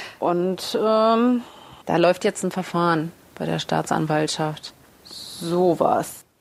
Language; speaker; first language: German; early bilingual, other home language; Russian